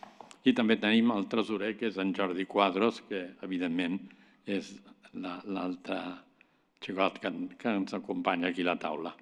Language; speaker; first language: Catalan; native; Catalan